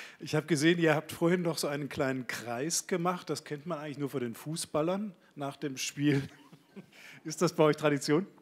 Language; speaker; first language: German; native; German